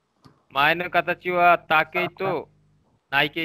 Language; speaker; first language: Japanese; non-native, learner; Bangla